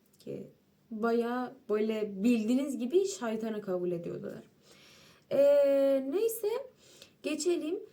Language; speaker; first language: Turkish; non-native, fluent; Persian